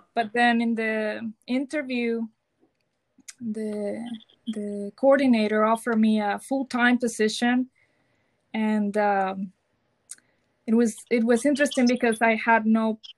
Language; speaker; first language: English; non-native, fluent; Spanish